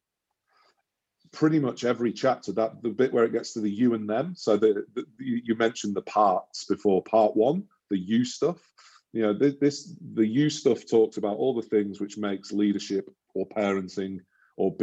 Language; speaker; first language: English; native; English